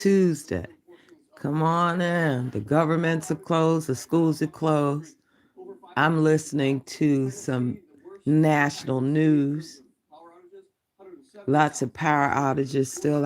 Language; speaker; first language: English; native; English